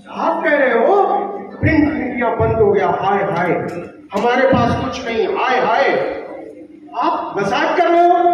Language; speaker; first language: Hindi; native; Hindi